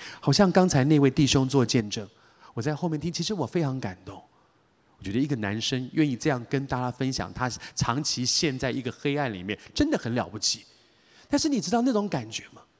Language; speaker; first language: Chinese; native; Chinese